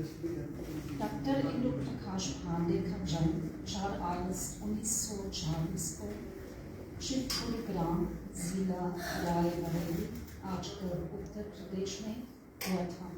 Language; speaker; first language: Hindi; non-native, fluent; German